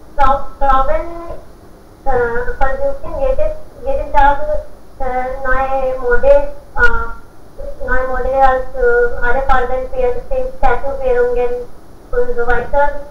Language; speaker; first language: German; non-native, learner; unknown